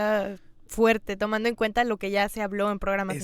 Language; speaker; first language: Spanish; native; Spanish